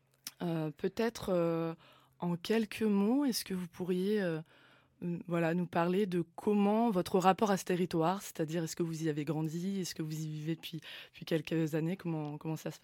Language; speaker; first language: French; native; French